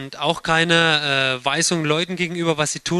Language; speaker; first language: German; native; German